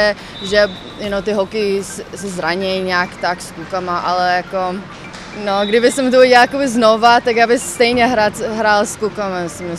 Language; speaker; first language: Czech; non-native, local second language; English